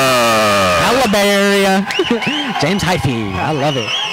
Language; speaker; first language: English; native; English